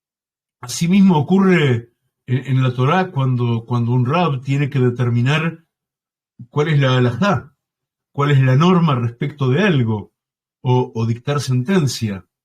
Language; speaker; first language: Spanish; native; Spanish